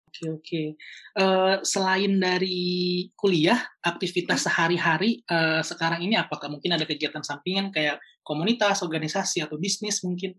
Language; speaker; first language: Indonesian; native; Indonesian